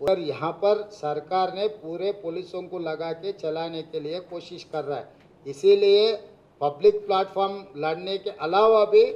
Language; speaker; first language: Hindi; non-native, local second language; Telugu